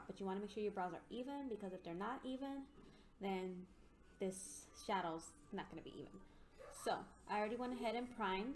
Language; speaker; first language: English; native; English